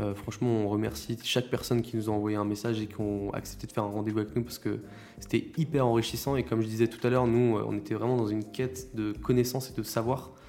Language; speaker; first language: French; native; French